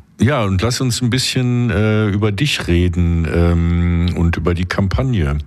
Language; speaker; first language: German; native; German